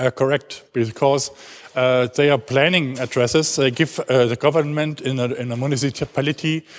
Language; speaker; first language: English; non-native, learner; German